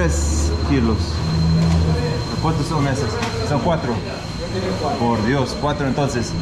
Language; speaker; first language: Spanish; non-native, learner; English